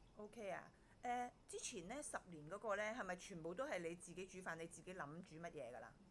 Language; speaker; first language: Cantonese; native; Cantonese